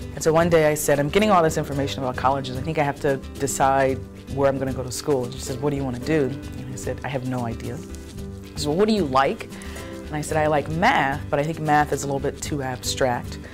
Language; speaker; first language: English; native; English